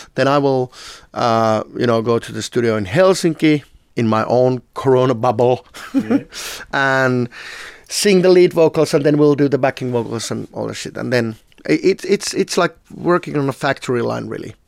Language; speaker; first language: English; non-native, fluent; Finnish